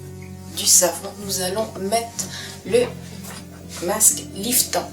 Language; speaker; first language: French; native; French